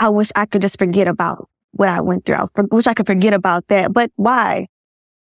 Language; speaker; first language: English; native; English